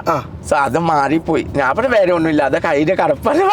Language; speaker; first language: Malayalam; non-native, local second language; Assamese